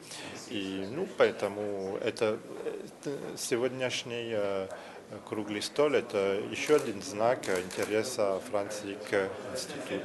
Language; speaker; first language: Russian; non-native, learner; French